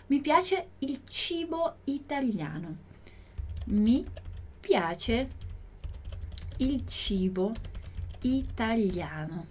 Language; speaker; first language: Italian; non-native, fluent; Portuguese